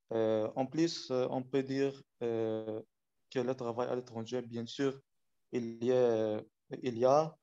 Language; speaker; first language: French; non-native, learner; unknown